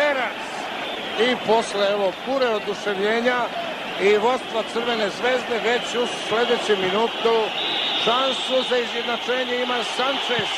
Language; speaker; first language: Serbian; native; Serbian